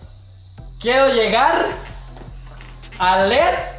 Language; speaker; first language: Spanish; native; Spanish